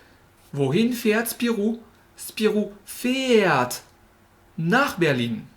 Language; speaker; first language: German; non-native, fluent; French